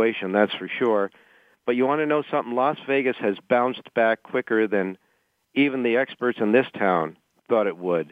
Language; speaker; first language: English; native; English